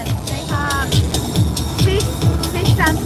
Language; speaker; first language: English; non-native, fluent; Spanish